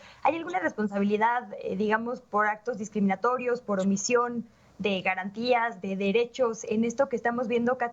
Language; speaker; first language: Spanish; native; Spanish